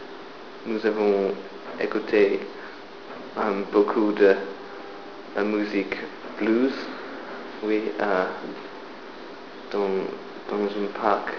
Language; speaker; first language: French; non-native, learner; English